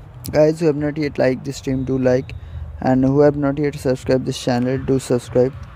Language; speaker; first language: English; non-native, local second language; Bangla